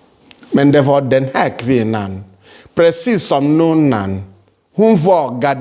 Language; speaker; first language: Swedish; non-native, fluent; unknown